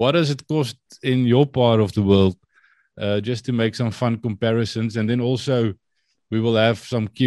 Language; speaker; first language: English; non-native, local second language; Afrikaans